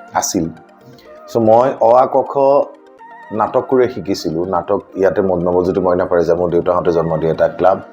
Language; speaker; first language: Assamese; native; Assamese